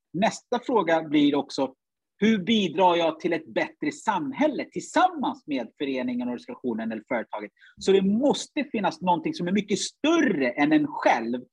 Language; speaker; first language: Swedish; early bilingual, other home language; Ganda